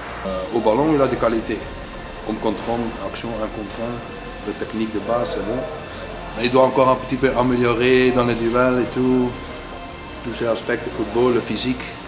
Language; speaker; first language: French; non-native, fluent; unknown